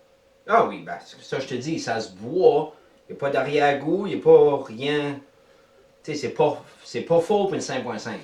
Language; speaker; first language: French; native; French